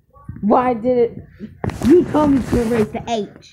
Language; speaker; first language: English; native; English